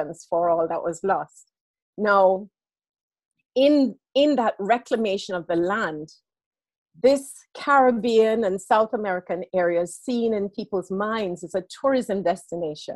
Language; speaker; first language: English; native; English